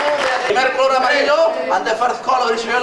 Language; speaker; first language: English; non-native, learner; Spanish